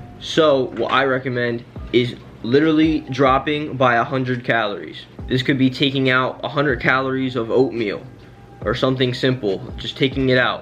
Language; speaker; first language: English; native; English